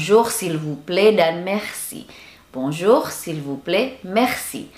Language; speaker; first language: French; non-native, fluent; Indonesian